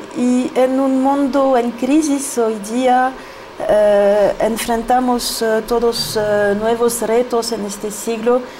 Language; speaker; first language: Spanish; non-native, fluent; French